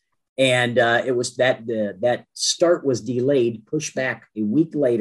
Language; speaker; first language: English; native; English